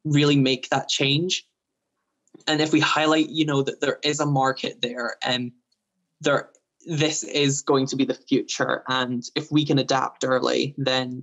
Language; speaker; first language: English; native; English